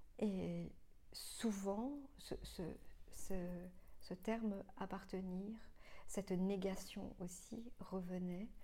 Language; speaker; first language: French; non-native, local second language; Morisyen